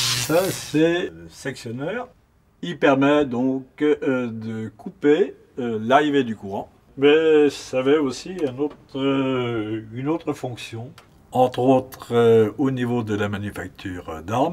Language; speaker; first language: French; native; French